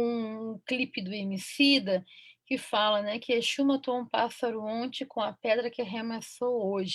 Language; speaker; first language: Portuguese; native; Portuguese